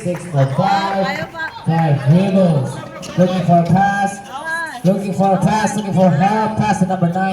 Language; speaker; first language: English; non-native, local second language; Indonesian